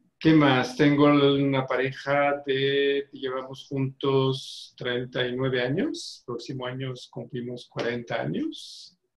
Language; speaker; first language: Spanish; non-native, fluent; French